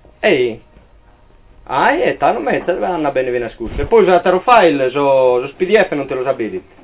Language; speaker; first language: Italian; native; Italian